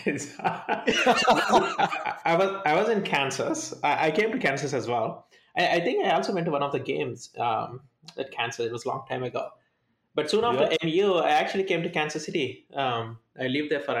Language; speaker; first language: English; non-native, local second language; Telugu